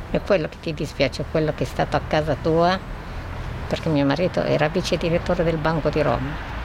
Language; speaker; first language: Italian; non-native, fluent; Tigrinya